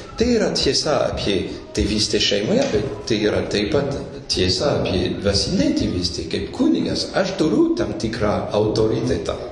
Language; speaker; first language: Lithuanian; non-native, fluent; French